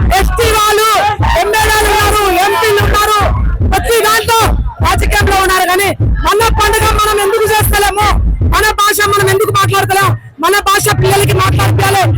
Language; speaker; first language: Telugu; non-native, local second language; Lambadi